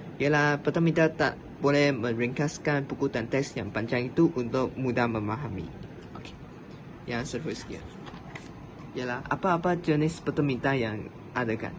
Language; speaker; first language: Malay; non-native, local second language; Chinese